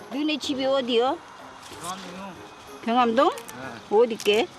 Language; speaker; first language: Korean; native; Korean